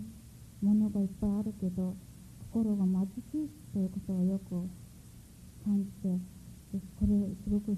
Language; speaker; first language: Japanese; non-native, fluent; Mongolian